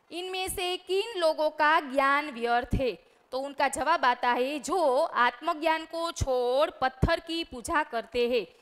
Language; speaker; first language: Hindi; non-native, local second language; Gujarati